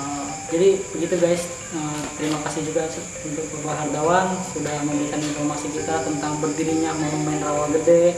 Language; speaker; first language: Indonesian; native; Indonesian